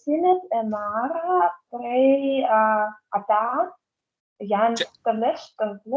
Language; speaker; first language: Albanian; non-native, learner; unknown